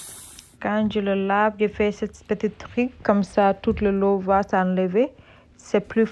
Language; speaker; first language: French; non-native, learner; Soninke